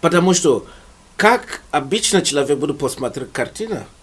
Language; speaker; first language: Russian; non-native, learner; English